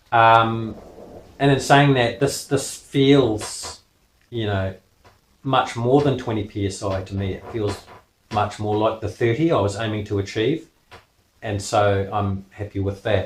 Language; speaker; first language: English; native; English